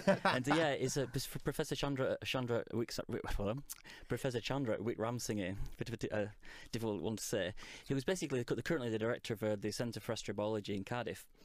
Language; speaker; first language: English; native; English